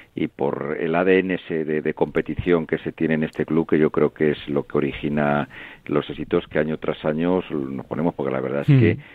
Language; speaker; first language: Spanish; native; Spanish